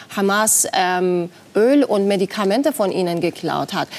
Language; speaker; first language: German; non-native, fluent; Persian